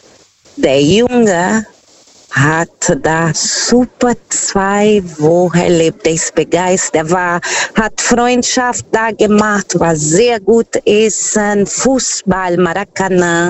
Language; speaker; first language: German; non-native, learner; Portuguese